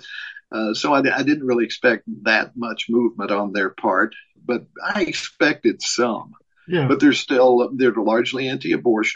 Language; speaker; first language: English; native; English